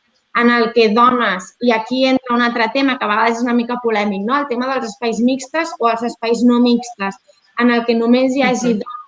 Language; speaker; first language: Catalan; native; Catalan